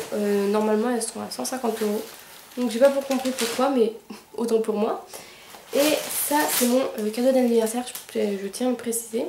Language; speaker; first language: French; native; French